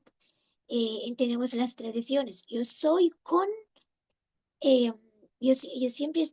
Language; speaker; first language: Spanish; non-native, fluent; Arabic